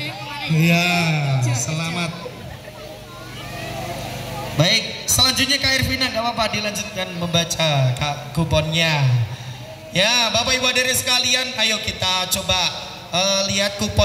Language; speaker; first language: Indonesian; non-native, local second language; Javanese